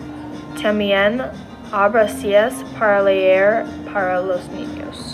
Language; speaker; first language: Spanish; non-native, learner; English